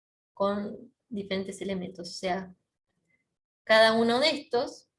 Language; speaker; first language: Spanish; native; Spanish